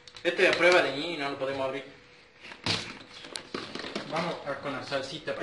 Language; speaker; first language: Spanish; native; Spanish